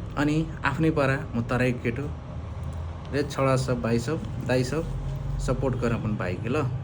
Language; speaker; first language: Nepali; non-native, local second language; Maithili